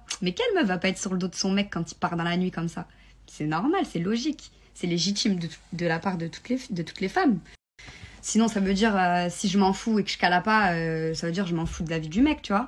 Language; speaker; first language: French; native; French